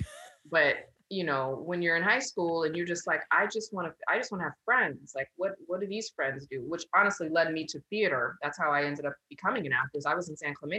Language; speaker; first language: English; native; English